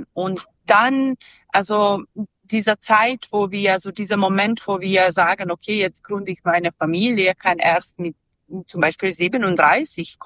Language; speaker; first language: German; non-native, learner; Serbian